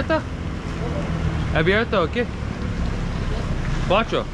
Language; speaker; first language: Spanish; non-native, learner; English